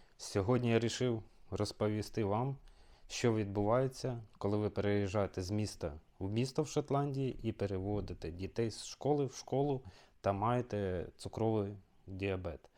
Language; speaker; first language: Ukrainian; non-native, local second language; Russian